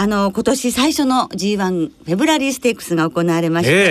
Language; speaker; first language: Japanese; native; Japanese